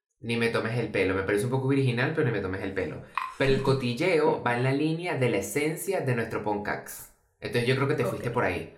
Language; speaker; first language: Spanish; native; Spanish